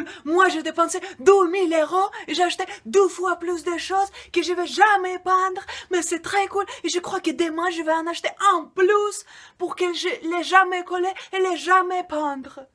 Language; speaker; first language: French; non-native, fluent; Russian